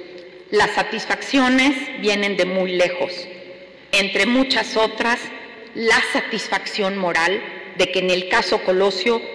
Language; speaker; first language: Spanish; native; Spanish